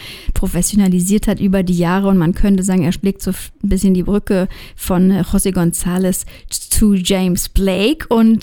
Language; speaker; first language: German; native; German